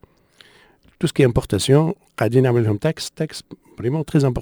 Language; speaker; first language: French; non-native, local second language; Arabic